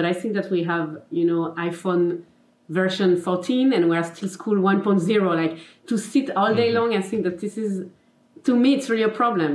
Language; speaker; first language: English; non-native, fluent; French